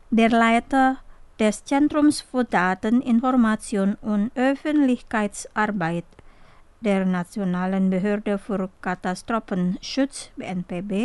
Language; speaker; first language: German; non-native, fluent; Indonesian